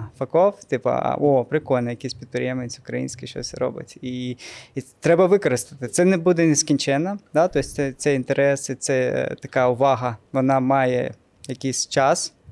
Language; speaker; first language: Ukrainian; non-native, local second language; Russian